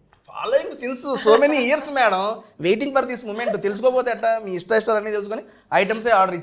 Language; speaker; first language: Telugu; native; Telugu